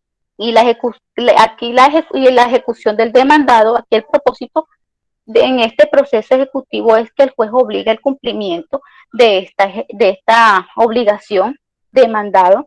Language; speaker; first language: Spanish; native; Spanish